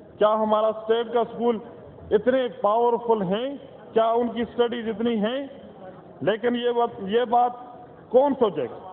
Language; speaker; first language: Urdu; non-native, local second language; Northern Hindko